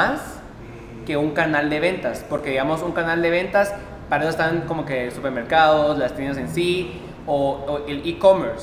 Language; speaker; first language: Spanish; native; Spanish